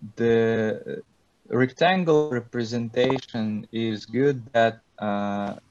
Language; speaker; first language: English; non-native, fluent; Russian